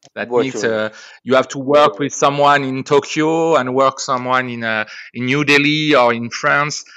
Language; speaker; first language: English; non-native, fluent; French